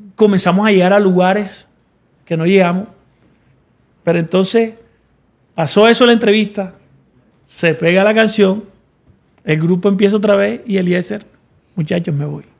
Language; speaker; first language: Spanish; native; Spanish